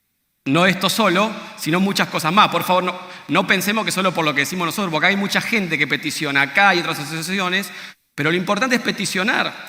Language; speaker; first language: Spanish; native; Spanish